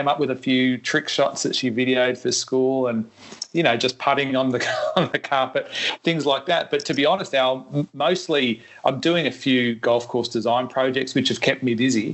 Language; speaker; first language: English; native; English